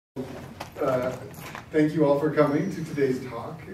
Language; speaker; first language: English; early bilingual, other home language; Spanish